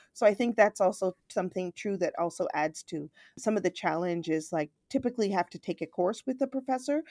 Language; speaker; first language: English; native; English